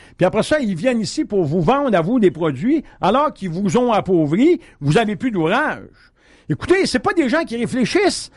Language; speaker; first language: French; native; French